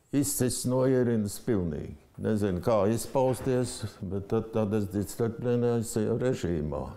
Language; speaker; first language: Latvian; native; Latvian